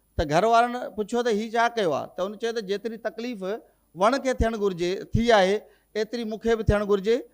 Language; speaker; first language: Sindhi; native; Sindhi